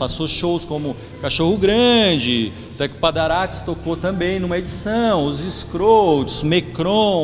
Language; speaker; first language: Portuguese; native; Portuguese